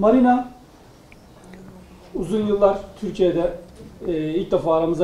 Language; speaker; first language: Turkish; native; Turkish